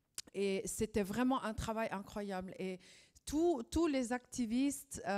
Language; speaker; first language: French; non-native, fluent; German